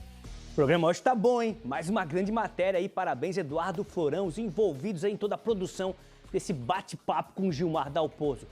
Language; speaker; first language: Portuguese; native; Portuguese